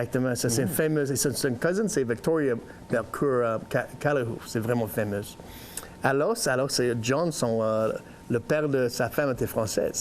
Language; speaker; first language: French; non-native, learner; English